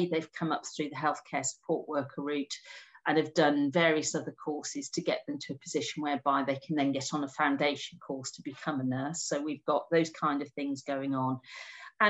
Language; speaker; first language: English; native; English